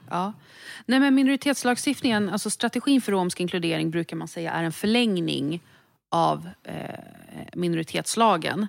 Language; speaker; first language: Swedish; native; Swedish